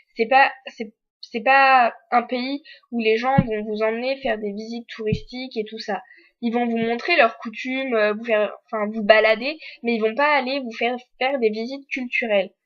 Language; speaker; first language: French; native; French